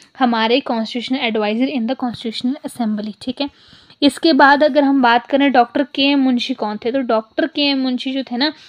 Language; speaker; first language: Hindi; non-native, local second language; Punjabi